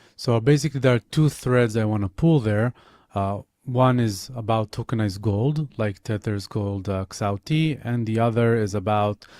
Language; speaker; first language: English; non-native, fluent; Hebrew